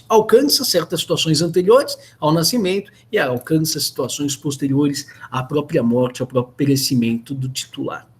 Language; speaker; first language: Portuguese; native; Portuguese